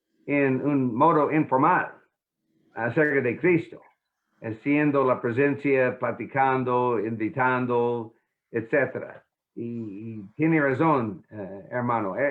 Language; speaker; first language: Spanish; non-native, fluent; English